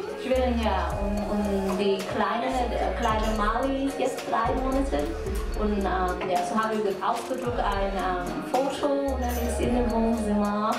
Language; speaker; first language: German; non-native, learner; Cantonese